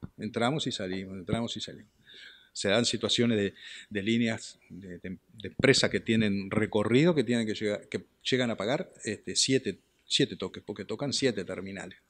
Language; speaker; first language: Spanish; native; Spanish